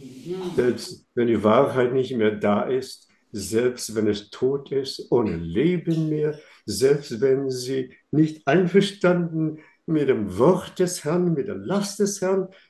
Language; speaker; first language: German; non-native, fluent; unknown